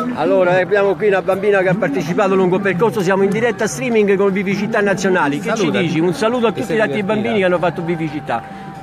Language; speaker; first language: Italian; native; Italian